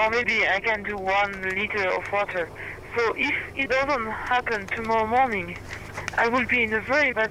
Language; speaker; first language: English; non-native, learner; French